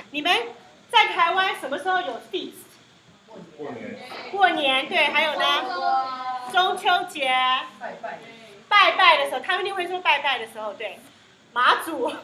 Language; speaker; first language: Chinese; early bilingual, heritage; Chinese